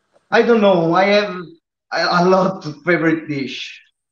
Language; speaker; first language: English; non-native, learner; Italian